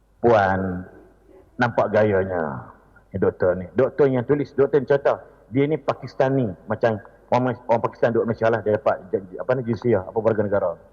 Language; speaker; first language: Malay; native; Malay